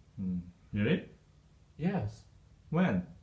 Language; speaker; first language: English; non-native, learner; Korean